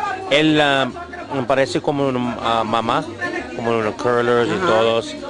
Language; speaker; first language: Spanish; non-native, learner; English